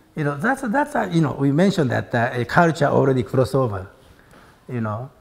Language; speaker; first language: English; non-native, learner; Japanese